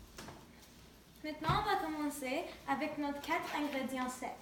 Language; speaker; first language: French; non-native, local second language; English